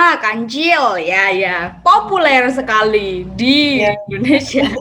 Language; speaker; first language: Indonesian; native; Indonesian